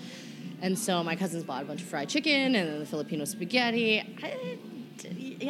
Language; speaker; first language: English; native; English